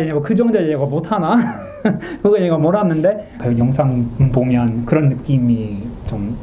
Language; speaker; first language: Korean; non-native, learner; English